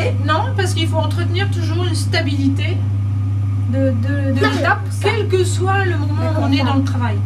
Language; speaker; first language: French; native; French